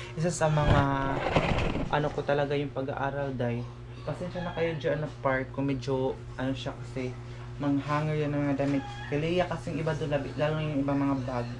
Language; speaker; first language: Filipino; non-native, local second language; Cebuano